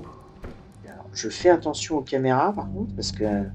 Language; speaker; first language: French; native; French